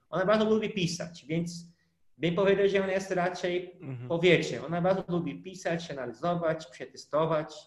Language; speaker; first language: Polish; non-native, fluent; Portuguese